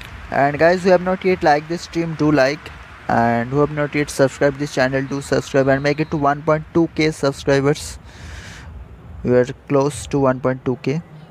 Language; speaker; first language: English; non-native, local second language; Bangla